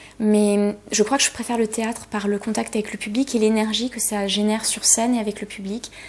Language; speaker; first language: French; early bilingual, other home language; Polish